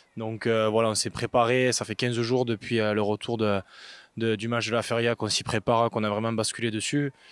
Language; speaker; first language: French; native; French